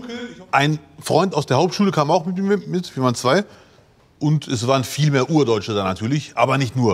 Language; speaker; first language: German; early bilingual, other home language; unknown